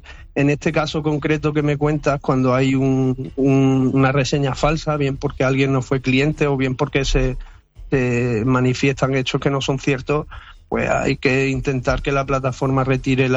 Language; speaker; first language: Spanish; native; Spanish